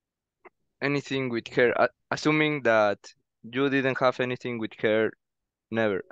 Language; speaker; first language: English; non-native, learner; Spanish